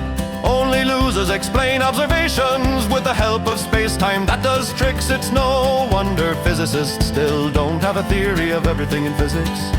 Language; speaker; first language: English; non-native, fluent; Finnish